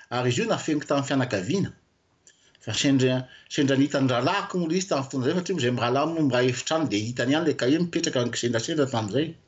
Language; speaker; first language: Malagasy; non-native, local second language; French